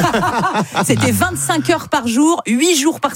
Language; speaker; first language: French; native; French